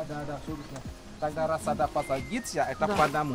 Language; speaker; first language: Russian; non-native, learner; Indonesian